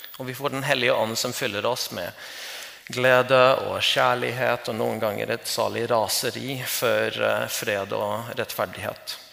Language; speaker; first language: Norwegian; non-native, fluent; English